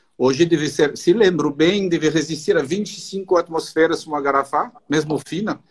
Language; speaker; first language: Portuguese; non-native, fluent; French